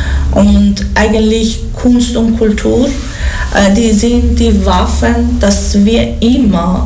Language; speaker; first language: German; non-native, learner; Persian